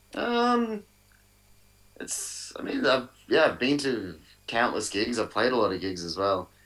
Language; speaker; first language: English; native; English